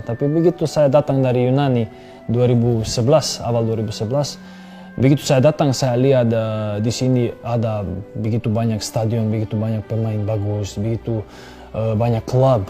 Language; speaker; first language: Indonesian; non-native, fluent; Serbian